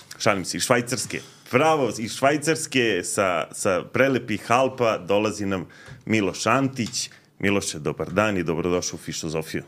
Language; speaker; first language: Serbian; native; Serbian